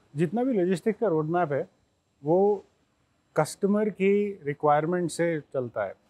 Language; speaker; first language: Hindi; native; Hindi